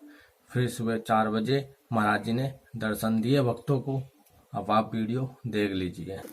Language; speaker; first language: Hindi; native; Hindi